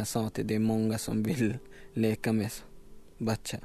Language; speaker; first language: Swedish; non-native, learner; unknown